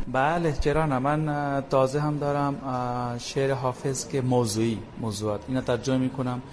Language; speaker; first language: Persian; non-native, fluent; Bangla